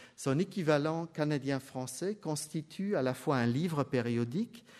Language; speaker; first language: French; non-native, fluent; German